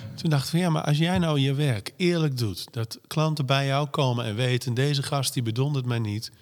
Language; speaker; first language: Dutch; native; Dutch